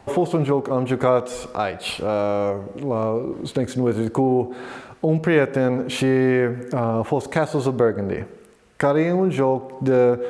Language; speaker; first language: Romanian; non-native, learner; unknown